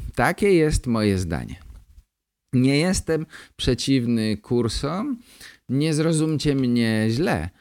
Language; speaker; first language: Polish; native; Polish